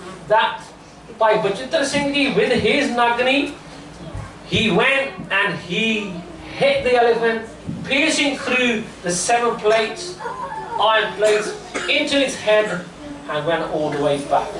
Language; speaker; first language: English; early bilingual, other home language; Punjabi